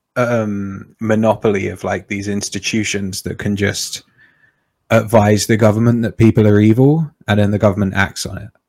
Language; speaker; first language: English; native; English